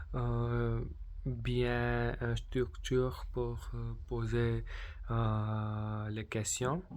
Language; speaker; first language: French; non-native, learner; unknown